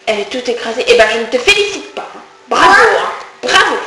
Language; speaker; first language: French; native; French